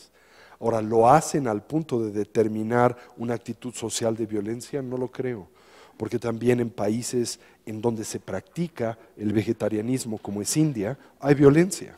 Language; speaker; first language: Spanish; native; Spanish